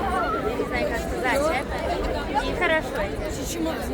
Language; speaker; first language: Russian; non-native, learner; Serbian